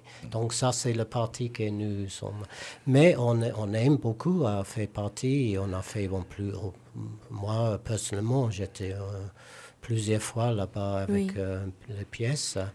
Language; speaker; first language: French; non-native, learner; English